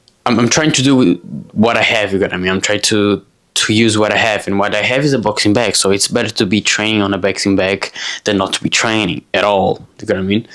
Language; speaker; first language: English; non-native, fluent; Portuguese